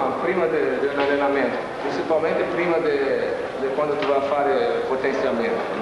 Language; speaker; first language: Italian; non-native, fluent; Portuguese